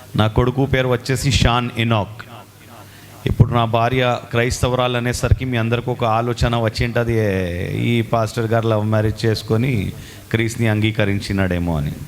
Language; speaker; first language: Telugu; non-native, local second language; Urdu